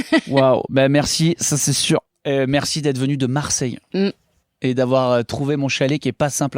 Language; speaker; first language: French; native; French